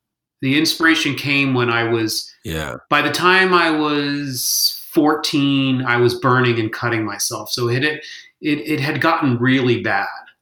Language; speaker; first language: English; native; English